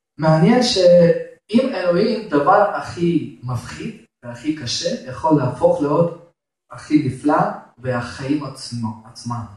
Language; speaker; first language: Hebrew; non-native, fluent; Russian